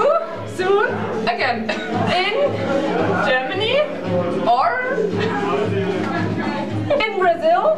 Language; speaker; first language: English; non-native, learner; German